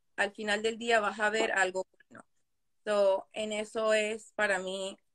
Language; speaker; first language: Spanish; native; Spanish